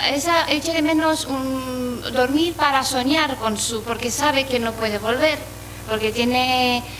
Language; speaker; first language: Spanish; non-native, fluent; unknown